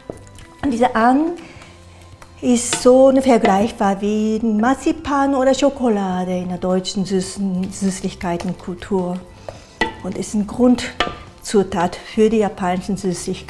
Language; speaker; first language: German; non-native, fluent; Japanese